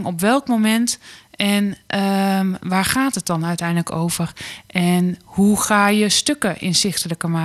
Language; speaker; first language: Dutch; native; Dutch